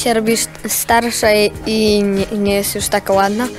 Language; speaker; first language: Polish; early bilingual, heritage; Polish